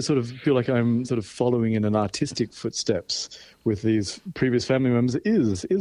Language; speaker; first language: English; native; English